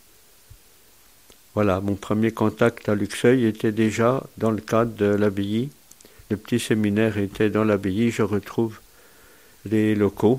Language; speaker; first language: French; native; French